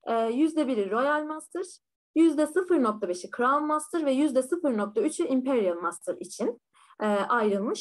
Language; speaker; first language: Turkish; native; Turkish